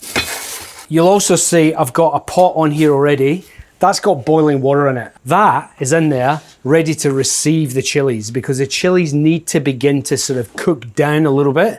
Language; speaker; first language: English; native; English